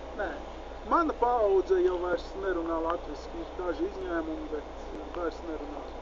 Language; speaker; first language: Latvian; early bilingual, heritage; Latvian